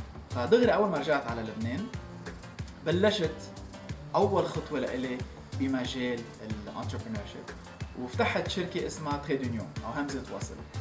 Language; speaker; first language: Arabic; early bilingual, heritage; Arabic